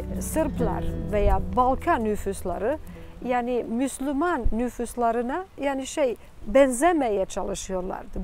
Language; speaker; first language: Turkish; non-native, fluent; Serbian